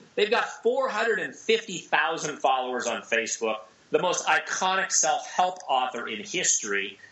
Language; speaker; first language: English; native; English